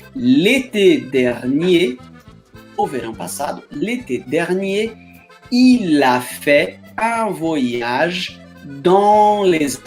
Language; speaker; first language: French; non-native, fluent; Portuguese